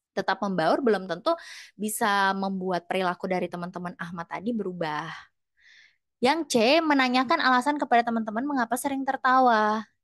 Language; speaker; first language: Indonesian; native; Indonesian